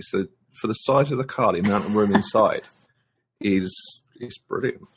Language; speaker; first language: English; native; English